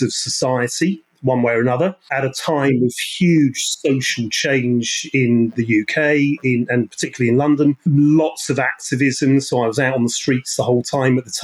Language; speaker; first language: English; native; English